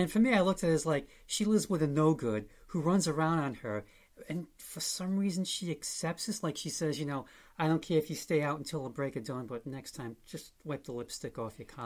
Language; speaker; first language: English; native; English